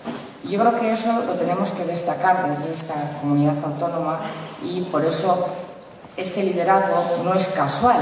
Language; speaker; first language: Spanish; native; Spanish